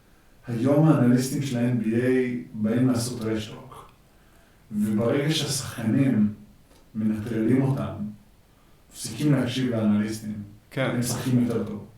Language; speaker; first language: Hebrew; native; Hebrew